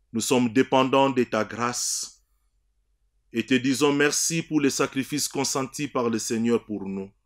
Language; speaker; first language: French; non-native, local second language; Swahili